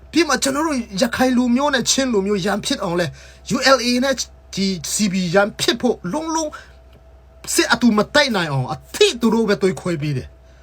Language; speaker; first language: Burmese; non-native, local second language; Hakha Chin